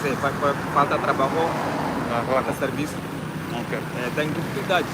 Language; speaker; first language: Portuguese; non-native, learner; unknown